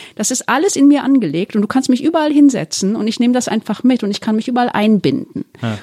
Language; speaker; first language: German; early bilingual, other home language; Turkish